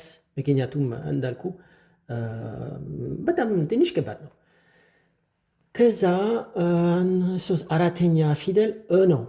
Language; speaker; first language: Amharic; non-native, fluent; French